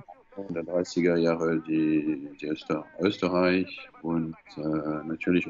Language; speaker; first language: German; non-native, fluent; French